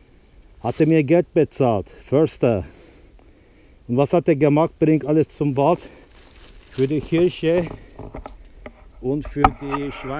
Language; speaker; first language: German; non-native, fluent; Turkish